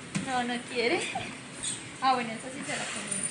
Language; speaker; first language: Spanish; native; Spanish